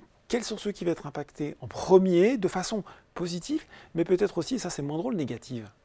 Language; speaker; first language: French; native; French